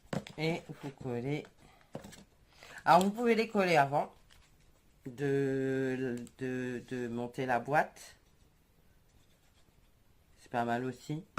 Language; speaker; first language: French; native; French